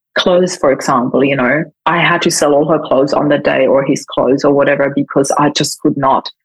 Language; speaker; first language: English; non-native, fluent; German